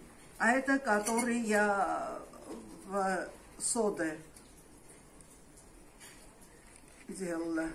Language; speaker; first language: Russian; non-native, fluent; Armenian